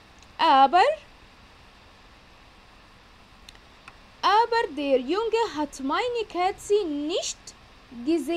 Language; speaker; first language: German; non-native, fluent; Arabic